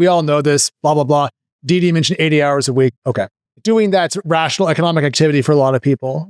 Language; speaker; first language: English; native; English